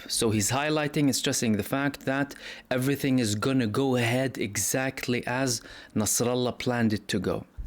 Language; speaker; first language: English; non-native, fluent; Arabic